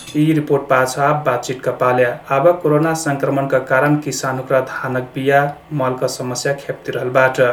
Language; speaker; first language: Nepali; native; Nepali